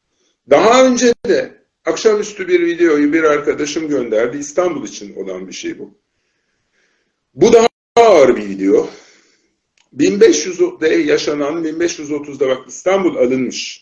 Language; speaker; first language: Turkish; native; Turkish